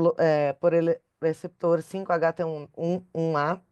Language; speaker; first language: Spanish; non-native, learner; Portuguese